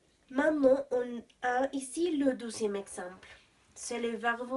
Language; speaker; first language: French; non-native, learner; Spanish